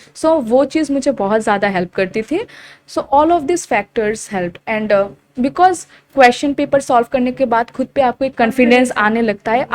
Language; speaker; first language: Hindi; non-native, local second language; Assamese